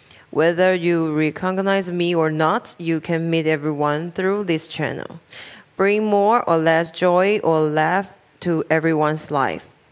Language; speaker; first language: English; non-native, learner; Chinese